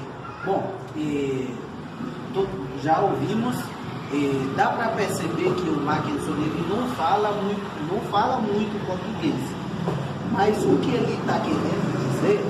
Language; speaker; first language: Portuguese; non-native, fluent; Haitian Creole